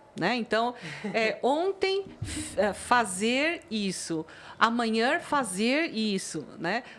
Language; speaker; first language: Portuguese; early bilingual, other home language; Chinese